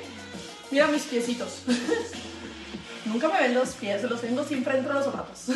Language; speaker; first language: Spanish; non-native, fluent; Italian